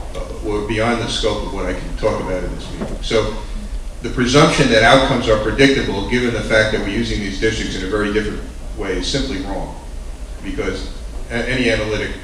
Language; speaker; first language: English; native; English